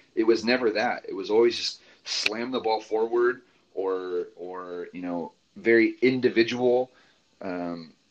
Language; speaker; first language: English; native; English